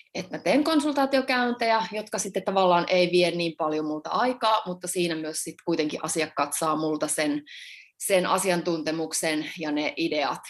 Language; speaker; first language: Finnish; native; Finnish